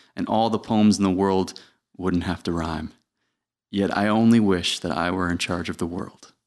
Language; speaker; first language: English; native; English